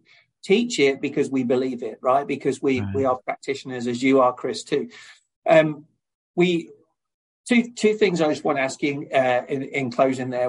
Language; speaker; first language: English; native; English